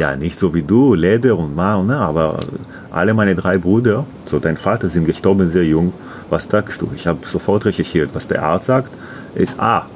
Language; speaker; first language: German; non-native, learner; Hebrew